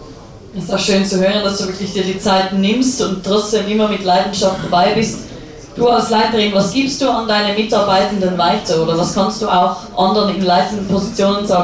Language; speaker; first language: German; native; German